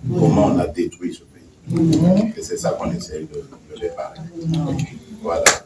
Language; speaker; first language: French; non-native, local second language; Luba-Lulua